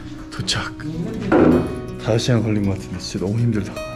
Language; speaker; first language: Korean; native; Korean